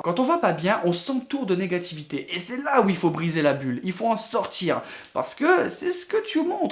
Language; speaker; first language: French; native; French